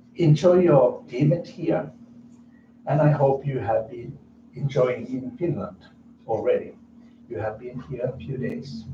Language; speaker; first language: English; non-native, fluent; Finnish